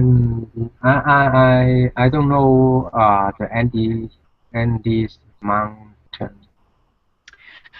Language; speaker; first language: English; non-native, learner; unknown